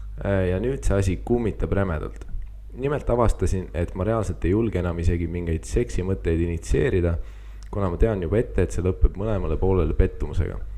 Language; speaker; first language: Estonian; native; Estonian